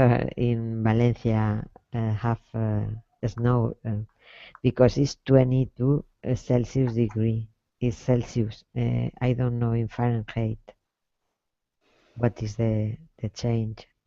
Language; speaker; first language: English; non-native, learner; Spanish